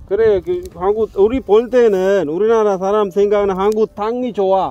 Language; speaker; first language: Korean; non-native, learner; Sinhala